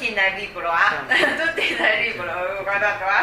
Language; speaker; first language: Italian; non-native, learner; Chinese